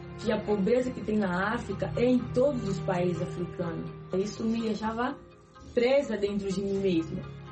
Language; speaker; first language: Portuguese; native; Portuguese